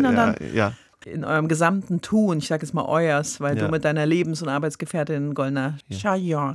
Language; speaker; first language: German; native; German